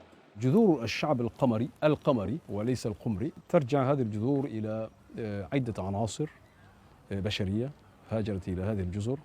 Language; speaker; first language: Arabic; non-native, local second language; Comorian